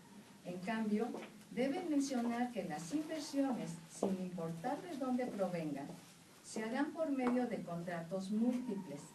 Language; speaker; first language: Spanish; native; Spanish